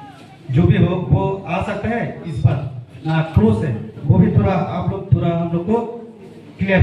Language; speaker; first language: Hindi; non-native, local second language; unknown